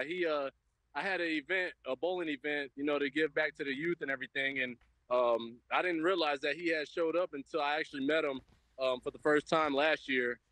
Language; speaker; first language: English; native; English